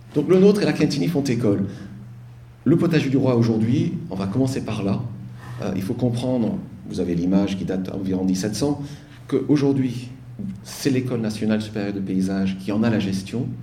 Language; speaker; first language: French; non-native, fluent; English